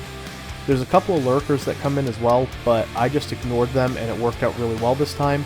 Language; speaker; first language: English; native; English